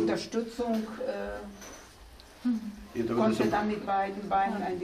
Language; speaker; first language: German; non-native, fluent; Slovenian